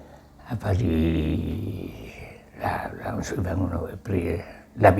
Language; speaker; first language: French; non-native, local second language; Basque